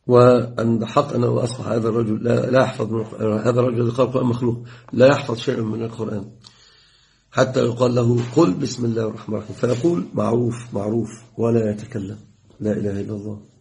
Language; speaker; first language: Arabic; native; Arabic